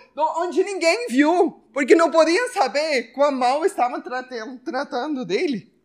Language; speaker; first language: Portuguese; non-native, fluent; Spanish